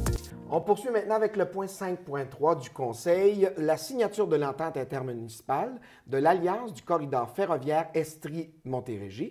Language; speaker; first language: French; native; French